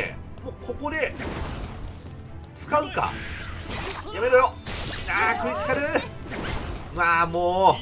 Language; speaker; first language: Japanese; native; Japanese